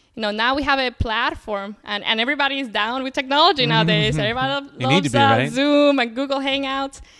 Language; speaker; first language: English; native; English